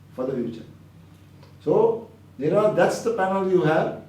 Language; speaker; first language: English; non-native, local second language; Sinhala